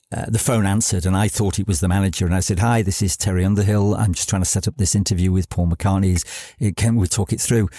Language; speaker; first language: English; native; English